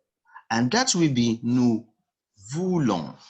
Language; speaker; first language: English; non-native, fluent; Arabic